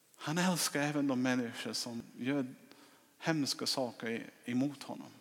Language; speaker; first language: Swedish; non-native, fluent; English